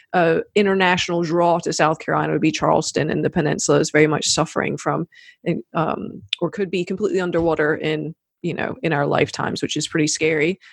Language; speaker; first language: English; native; English